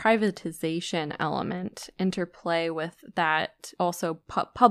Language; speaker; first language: English; native; English